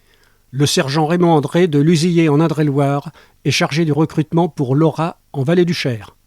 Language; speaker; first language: French; native; French